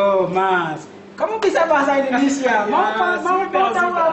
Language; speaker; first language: Indonesian; non-native, learner; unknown